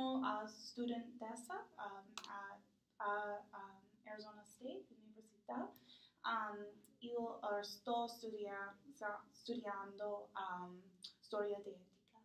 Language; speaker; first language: Italian; non-native, learner; English